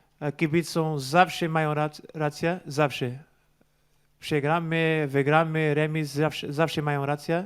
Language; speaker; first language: Polish; non-native, learner; Portuguese